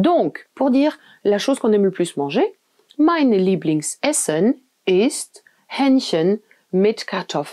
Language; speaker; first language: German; non-native, fluent; French